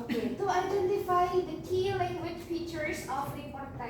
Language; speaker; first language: English; non-native, learner; Indonesian